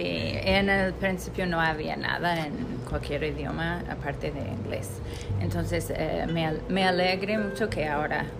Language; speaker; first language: Spanish; non-native, fluent; English